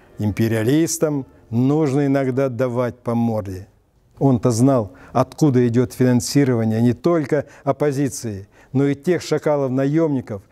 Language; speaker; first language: Russian; native; Russian